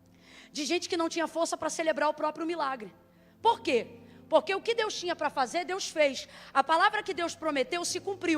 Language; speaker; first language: Portuguese; native; Portuguese